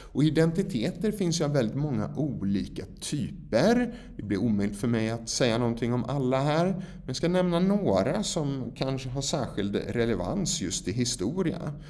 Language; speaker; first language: Swedish; native; Swedish